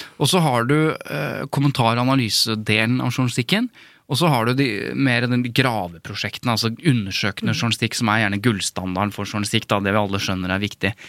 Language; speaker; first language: Norwegian; native; Norwegian